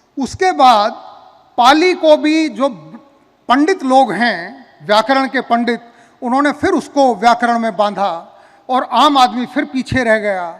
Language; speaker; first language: Hindi; native; Hindi